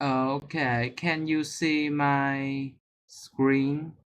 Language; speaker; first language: English; non-native, fluent; Vietnamese